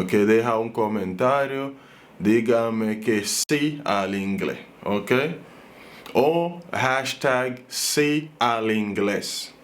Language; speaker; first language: Spanish; non-native, fluent; Haitian Creole